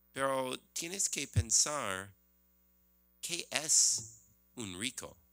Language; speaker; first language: Spanish; non-native, learner; English